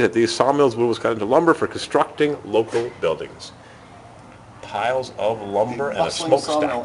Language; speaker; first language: English; native; English